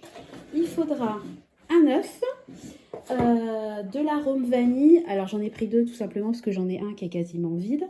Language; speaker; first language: French; native; French